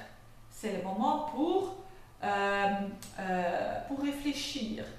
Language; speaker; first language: French; non-native, fluent; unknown